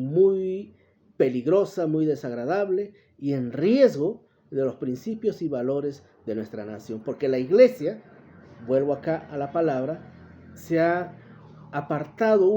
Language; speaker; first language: Spanish; native; Spanish